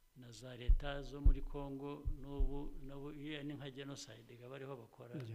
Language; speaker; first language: Kinyarwanda; early bilingual, heritage; Kinyarwanda